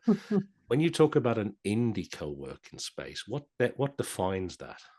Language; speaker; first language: English; native; English